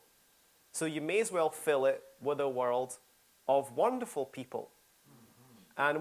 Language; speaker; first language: English; native; English